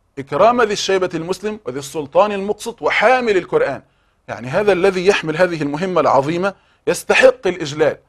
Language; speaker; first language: Arabic; native; Arabic